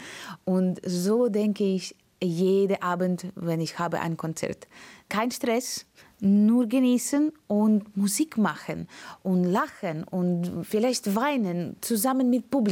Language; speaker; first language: German; non-native, fluent; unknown